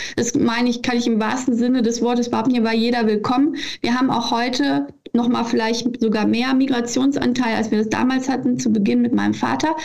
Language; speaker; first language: German; native; German